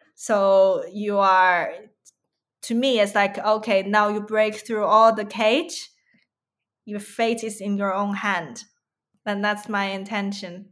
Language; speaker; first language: English; non-native, fluent; Chinese